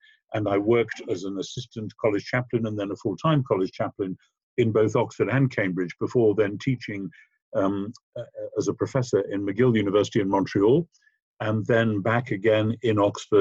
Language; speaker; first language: English; native; English